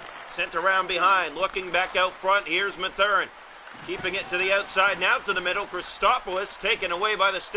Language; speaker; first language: English; native; English